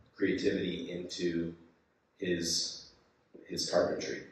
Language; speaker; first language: English; native; English